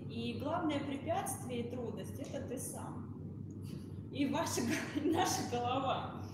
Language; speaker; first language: Russian; native; Russian